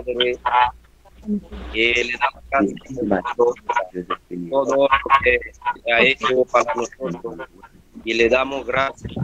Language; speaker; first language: Spanish; non-native, learner; Haitian Creole